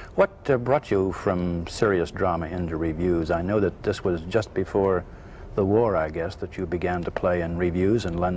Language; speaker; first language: English; native; English